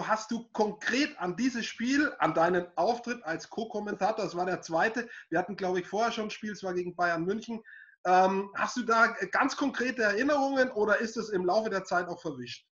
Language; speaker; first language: German; native; German